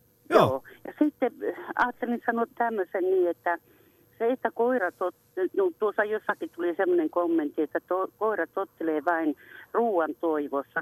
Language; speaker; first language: Finnish; native; Finnish